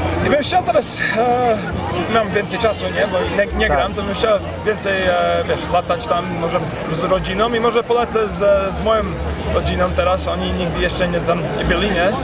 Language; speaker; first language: Polish; early bilingual, heritage; Polish